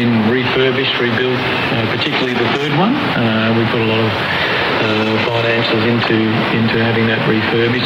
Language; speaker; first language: English; native; English